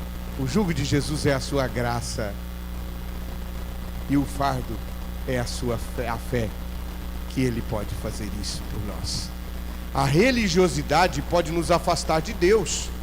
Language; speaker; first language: Portuguese; native; Portuguese